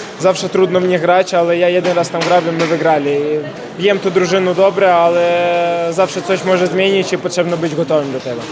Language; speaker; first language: Polish; non-native, learner; Ukrainian